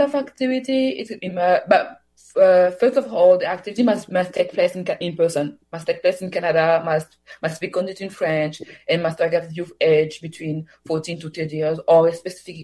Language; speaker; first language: English; non-native, fluent; Swahili